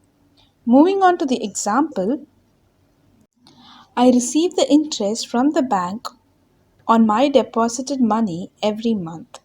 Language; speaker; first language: English; non-native, local second language; Tamil